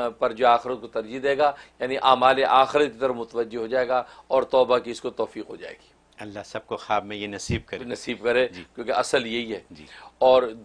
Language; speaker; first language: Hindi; non-native, local second language; Kashmiri